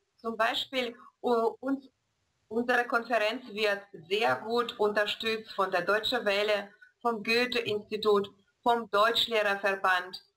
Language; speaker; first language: German; non-native, fluent; Russian